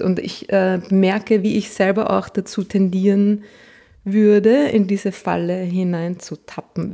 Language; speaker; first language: German; native; German